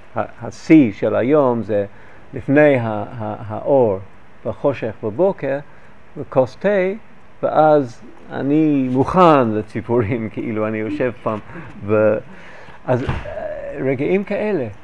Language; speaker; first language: Hebrew; non-native, fluent; English